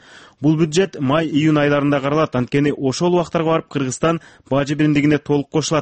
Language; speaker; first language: Kyrgyz; native; Kyrgyz